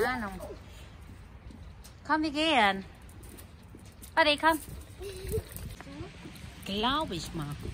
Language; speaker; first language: German; non-native, learner; Vietnamese